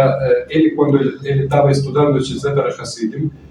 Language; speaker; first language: Portuguese; non-native, fluent; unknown